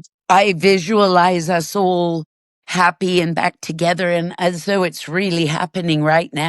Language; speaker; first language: English; native; English